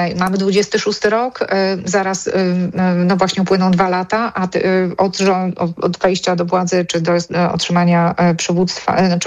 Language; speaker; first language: Polish; native; Polish